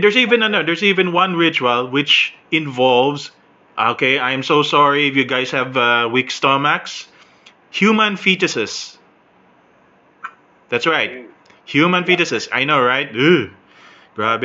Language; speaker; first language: English; non-native, local second language; Filipino